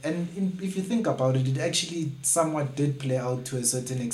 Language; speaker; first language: English; non-native, local second language; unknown